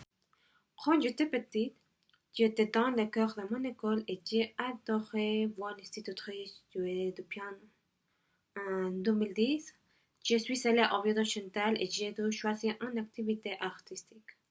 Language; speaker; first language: French; non-native, learner; Spanish